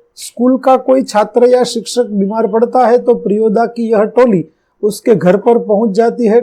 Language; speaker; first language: Hindi; non-native, local second language; Gujarati